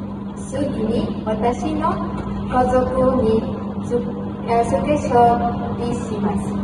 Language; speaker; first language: Japanese; non-native, learner; Malay